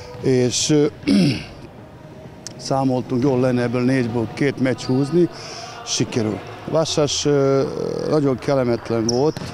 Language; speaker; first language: Hungarian; non-native, fluent; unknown